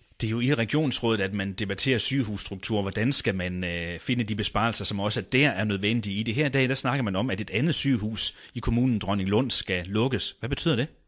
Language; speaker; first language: Danish; native; Danish